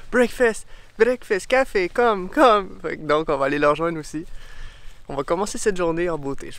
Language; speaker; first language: French; native; French